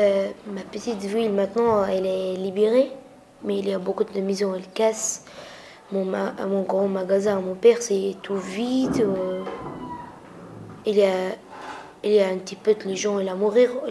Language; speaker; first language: French; non-native, learner; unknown